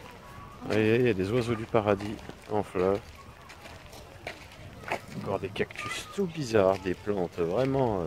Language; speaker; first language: French; native; French